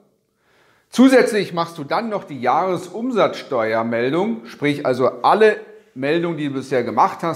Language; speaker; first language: German; native; German